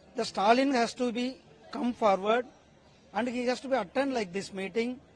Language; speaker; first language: English; non-native, local second language; Tamil